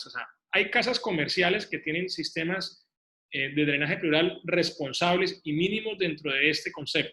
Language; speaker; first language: Spanish; native; Spanish